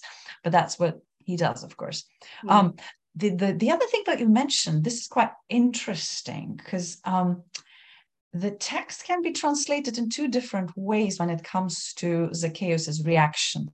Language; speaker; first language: English; non-native, fluent; Lithuanian